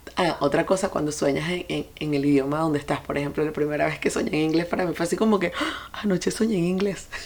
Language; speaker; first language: Spanish; native; Spanish